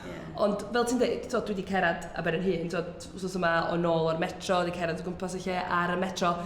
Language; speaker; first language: Welsh; native; Welsh